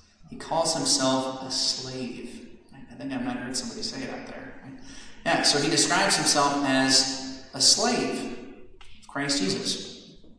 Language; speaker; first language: English; native; English